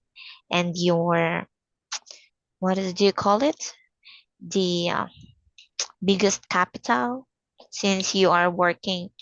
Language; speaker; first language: English; non-native, fluent; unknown